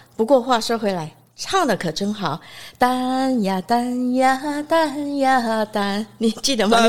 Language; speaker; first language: Chinese; non-native, local second language; Min Nan Chinese